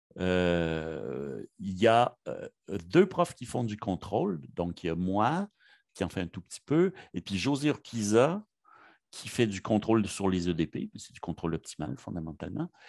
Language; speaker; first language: French; native; French